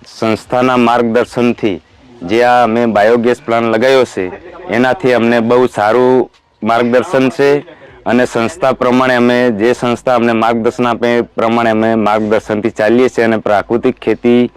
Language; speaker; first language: Gujarati; native; Gujarati